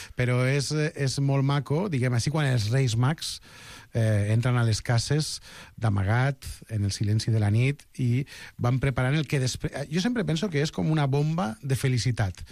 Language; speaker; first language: Catalan; native; Catalan